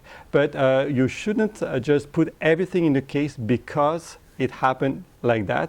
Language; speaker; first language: English; non-native, fluent; French